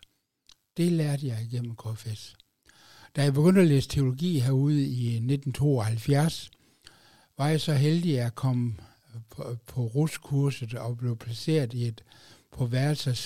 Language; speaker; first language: Danish; native; Danish